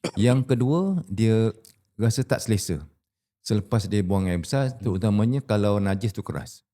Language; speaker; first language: Malay; native; Malay